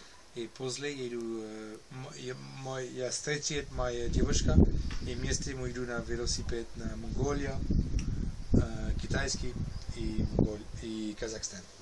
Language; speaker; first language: Russian; non-native, learner; English